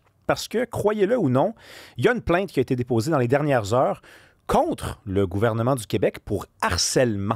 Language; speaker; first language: French; native; French